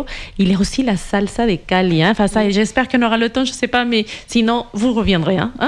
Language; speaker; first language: French; native; French